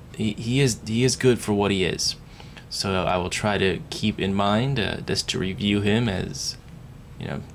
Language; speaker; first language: English; native; English